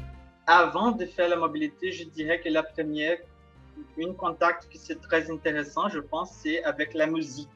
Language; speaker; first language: French; non-native, fluent; Portuguese